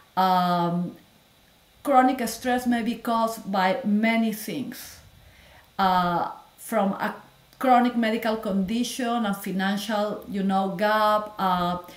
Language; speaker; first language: English; non-native, fluent; Spanish